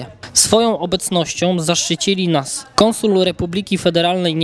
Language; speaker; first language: Polish; native; Polish